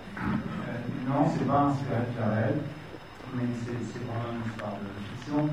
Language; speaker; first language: French; native; French